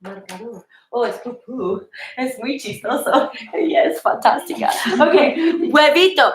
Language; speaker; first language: Spanish; non-native, fluent; English